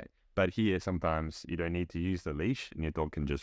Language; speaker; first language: English; native; English